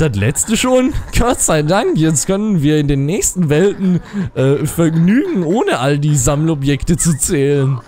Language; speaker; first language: German; native; German